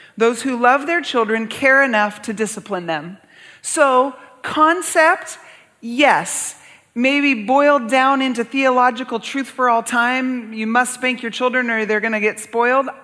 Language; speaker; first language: English; native; English